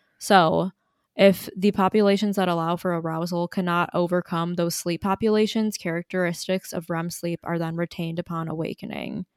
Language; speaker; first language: English; native; English